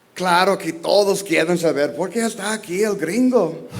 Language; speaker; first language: Spanish; non-native, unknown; English